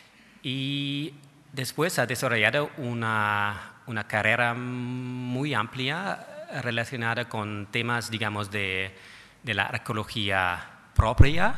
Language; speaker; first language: Spanish; non-native, fluent; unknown